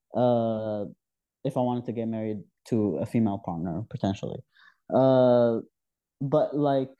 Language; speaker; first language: English; non-native, fluent; Arabic